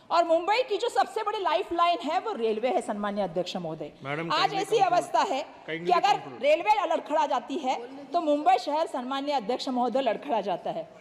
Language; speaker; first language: Hindi; non-native, local second language; Marathi